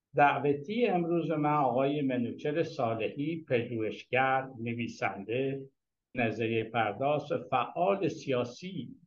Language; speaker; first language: Persian; native; Persian